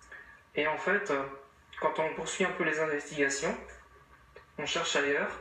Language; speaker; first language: French; native; French